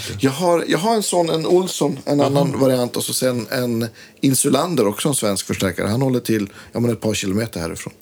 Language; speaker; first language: Swedish; native; Swedish